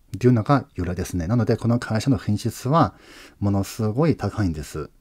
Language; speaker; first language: Japanese; non-native, fluent; Chinese